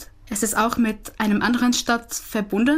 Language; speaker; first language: German; non-native, fluent; Czech